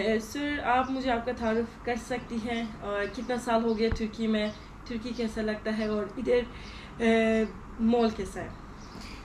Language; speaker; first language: Hindi; non-native, learner; Turkish